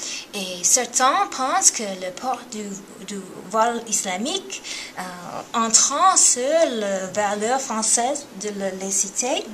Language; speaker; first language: French; non-native, learner; English